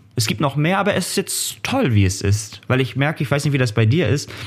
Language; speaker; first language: German; native; German